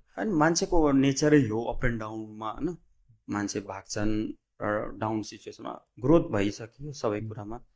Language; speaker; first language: Nepali; non-native, local second language; Bhojpuri